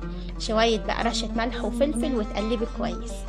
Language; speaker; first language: Arabic; native; Arabic